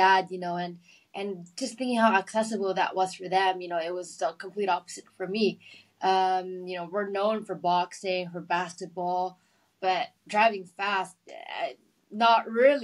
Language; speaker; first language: English; non-native, local second language; Filipino